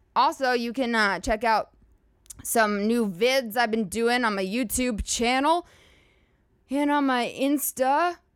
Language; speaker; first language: English; native; English